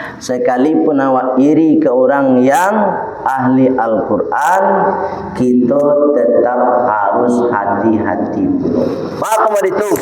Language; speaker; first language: Malay; non-native, local second language; Minangkabau